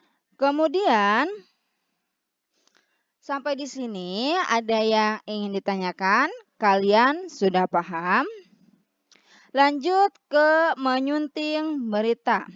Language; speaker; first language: Indonesian; native; Indonesian